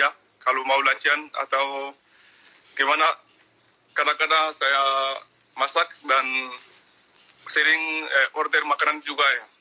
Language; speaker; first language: Indonesian; non-native, learner; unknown